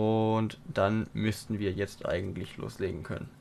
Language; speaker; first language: German; native; German